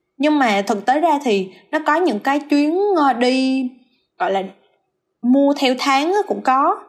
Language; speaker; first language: Vietnamese; native; Vietnamese